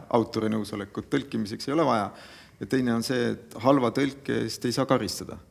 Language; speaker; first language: Estonian; native; Estonian